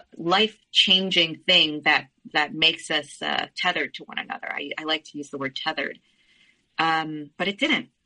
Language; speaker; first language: English; early bilingual, other home language; Spanish